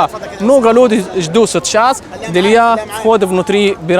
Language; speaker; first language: Russian; non-native, learner; Arabic